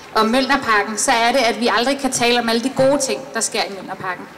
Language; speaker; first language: Danish; native; Danish